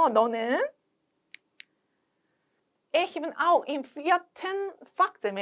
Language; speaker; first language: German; non-native, fluent; Korean